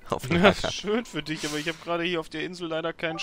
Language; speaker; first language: German; native; German